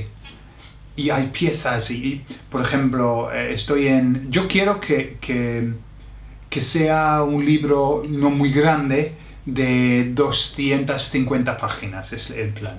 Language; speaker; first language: Spanish; non-native, fluent; English